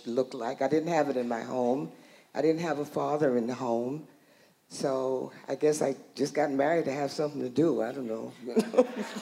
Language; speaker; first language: English; native; English